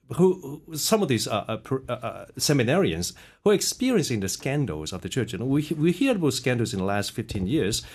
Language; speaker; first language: English; early bilingual, other home language; Cantonese